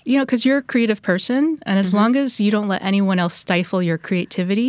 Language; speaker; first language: English; native; English